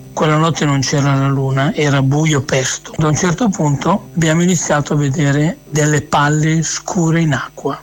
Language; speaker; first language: Italian; native; Italian